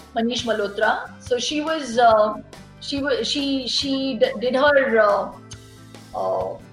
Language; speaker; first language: English; non-native, local second language; Tulu